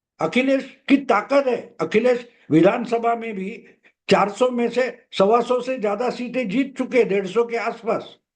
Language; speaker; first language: Hindi; non-native, local second language; Marathi